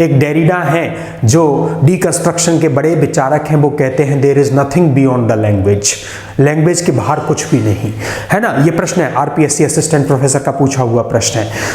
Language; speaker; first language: Hindi; native; Hindi